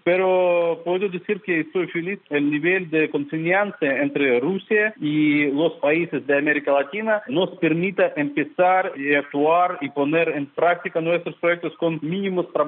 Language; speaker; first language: Spanish; non-native, fluent; Russian